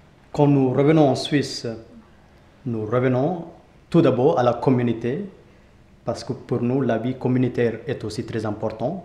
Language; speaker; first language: French; non-native, fluent; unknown